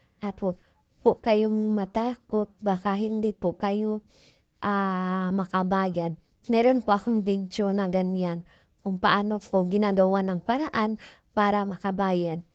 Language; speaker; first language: Filipino; non-native, local second language; Cebuano